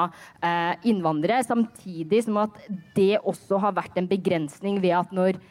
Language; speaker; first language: Norwegian; early bilingual, other home language; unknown